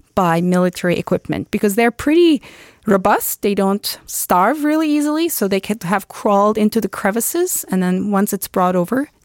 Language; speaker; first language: English; non-native, fluent; Turkish